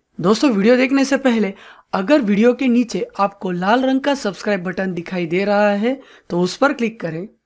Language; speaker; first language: Hindi; non-native, local second language; Marathi